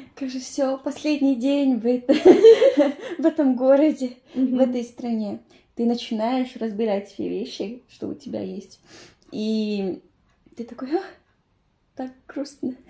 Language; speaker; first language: Russian; non-native, fluent; Spanish